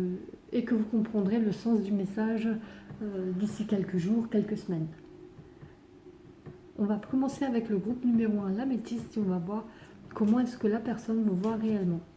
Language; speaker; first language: French; native; French